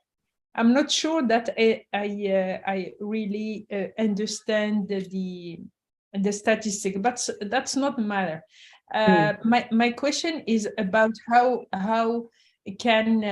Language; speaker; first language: English; non-native, fluent; French